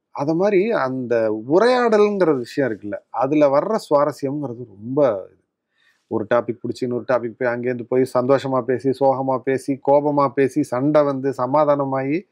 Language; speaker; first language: Tamil; native; Tamil